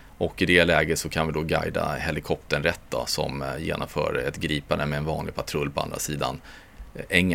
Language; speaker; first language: Swedish; native; Swedish